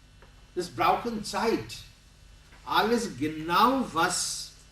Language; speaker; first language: German; non-native, learner; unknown